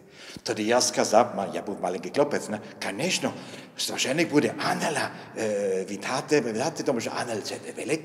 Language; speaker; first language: Ukrainian; non-native, fluent; German